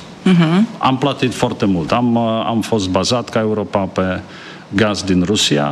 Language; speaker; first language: Romanian; non-native, fluent; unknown